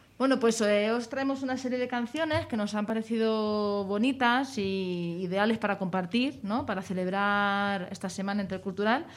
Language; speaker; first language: Spanish; native; Spanish